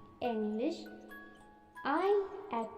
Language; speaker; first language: English; non-native, local second language; Khasi